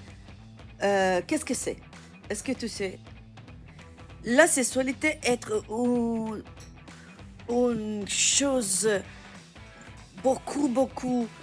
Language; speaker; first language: French; non-native, learner; Italian